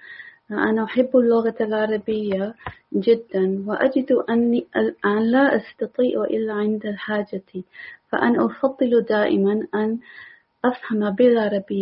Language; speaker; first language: Arabic; non-native, learner; English